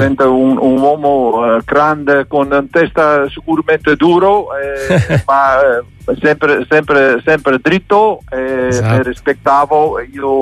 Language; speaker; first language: Italian; non-native, learner; Dutch